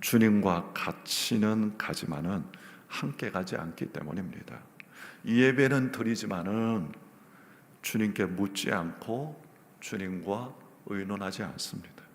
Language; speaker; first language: Korean; native; Korean